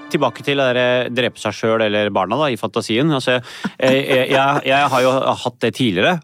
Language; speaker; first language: Norwegian; early bilingual, other home language; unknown